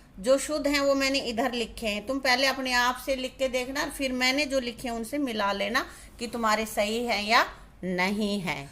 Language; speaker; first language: Hindi; native; Hindi